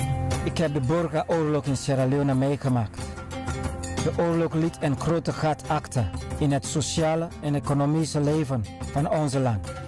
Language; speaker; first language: Dutch; non-native, learner; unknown